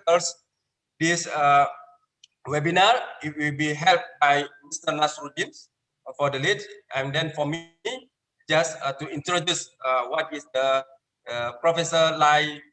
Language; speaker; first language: English; non-native, learner; Indonesian